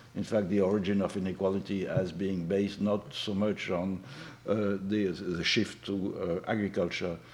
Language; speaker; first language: English; non-native, fluent; French